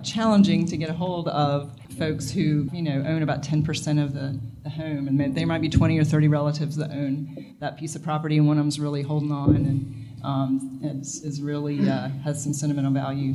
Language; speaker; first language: English; native; English